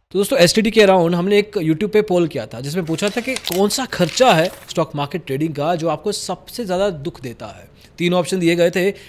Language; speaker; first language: Hindi; native; Hindi